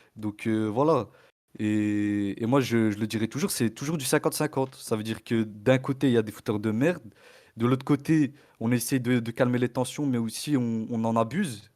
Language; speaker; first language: French; early bilingual, other home language; Arabic